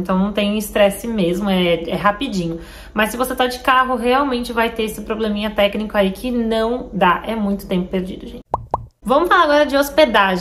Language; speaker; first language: Portuguese; native; Portuguese